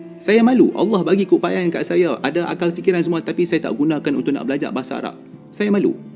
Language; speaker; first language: Malay; native; Malay